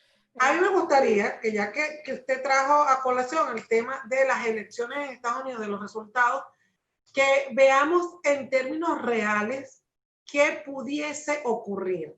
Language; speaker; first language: Spanish; native; Spanish